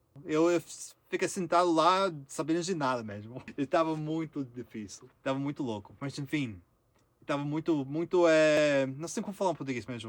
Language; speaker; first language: Portuguese; non-native, learner; English